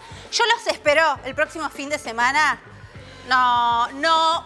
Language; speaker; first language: Spanish; native; Spanish